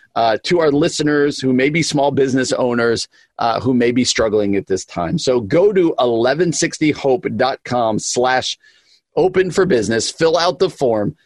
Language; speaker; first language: English; native; English